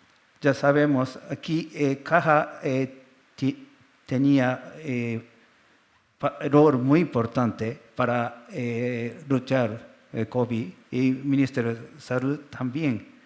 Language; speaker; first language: Spanish; non-native, learner; Japanese